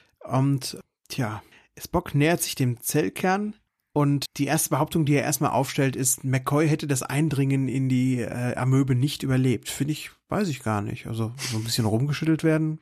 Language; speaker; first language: German; native; German